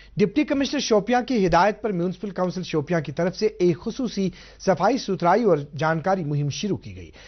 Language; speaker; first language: Urdu; non-native, local second language; Kashmiri